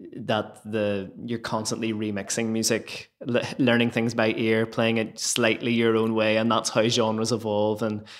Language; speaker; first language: English; native; English